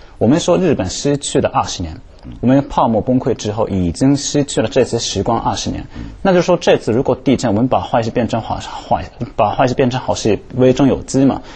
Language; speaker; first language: Chinese; non-native, fluent; Japanese